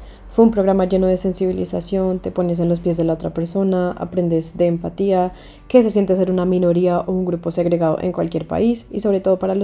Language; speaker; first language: Spanish; native; Spanish